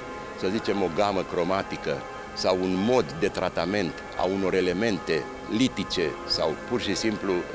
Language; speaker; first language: Romanian; native; Romanian